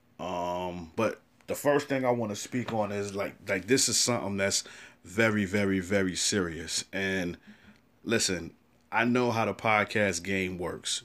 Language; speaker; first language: English; native; English